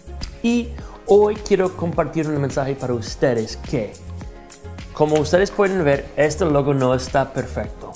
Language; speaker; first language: Spanish; non-native, fluent; English